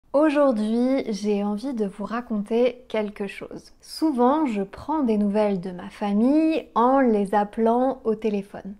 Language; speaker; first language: French; native; French